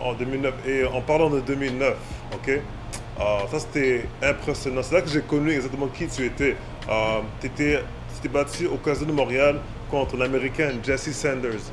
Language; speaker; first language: French; native; French